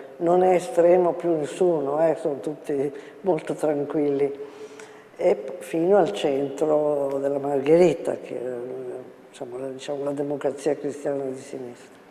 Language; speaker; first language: Italian; native; Italian